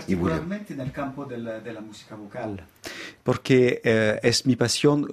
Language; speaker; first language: Spanish; non-native, fluent; French